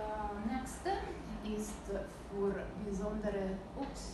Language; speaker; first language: German; non-native, learner; Italian